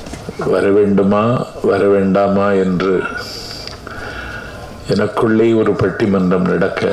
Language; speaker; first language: Tamil; native; Tamil